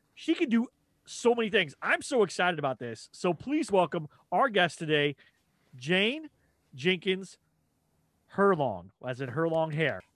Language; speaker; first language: English; native; English